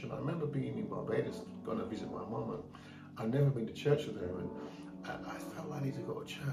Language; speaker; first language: English; native; English